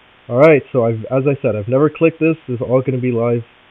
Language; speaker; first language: English; native; English